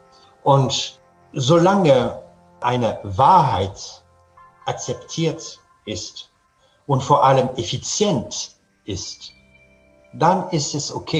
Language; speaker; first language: German; non-native, fluent; French